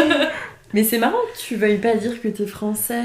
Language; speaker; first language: French; native; French